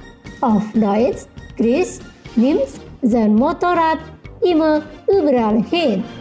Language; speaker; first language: German; non-native, fluent; Indonesian